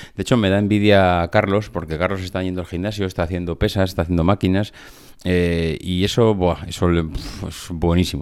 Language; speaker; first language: Spanish; native; Spanish